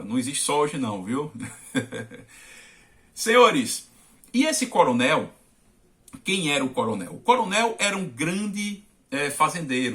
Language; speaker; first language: Portuguese; native; Portuguese